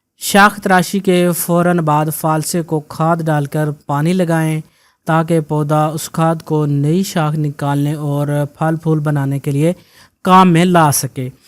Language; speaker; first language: Urdu; non-native, local second language; Punjabi